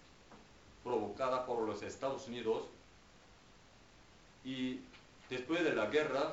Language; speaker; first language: Spanish; non-native, fluent; Korean